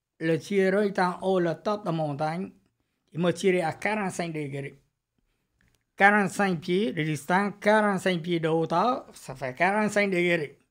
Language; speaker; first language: French; non-native, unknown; Vietnamese